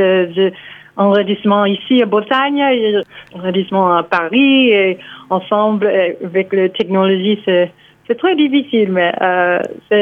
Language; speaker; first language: French; non-native, fluent; English